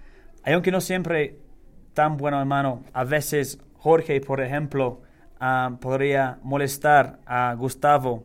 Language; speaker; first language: Spanish; non-native, learner; English